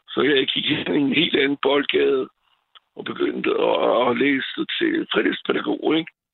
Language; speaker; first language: Danish; non-native, fluent; French